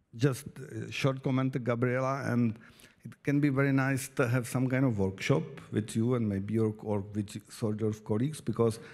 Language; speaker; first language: English; non-native, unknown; Czech